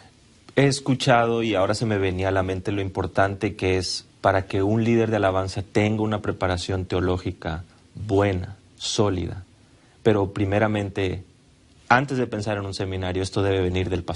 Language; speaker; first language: Spanish; native; Spanish